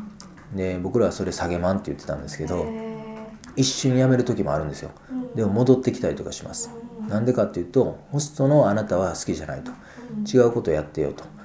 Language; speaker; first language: Japanese; native; Japanese